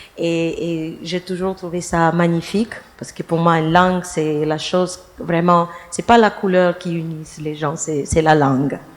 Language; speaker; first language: French; non-native, fluent; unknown